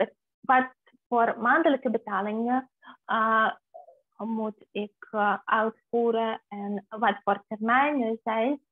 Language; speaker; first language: Dutch; non-native, fluent; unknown